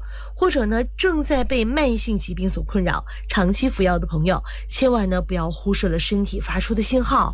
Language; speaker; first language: Chinese; native; Chinese